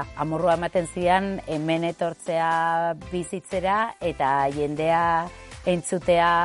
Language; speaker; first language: Basque; non-native, local second language; Spanish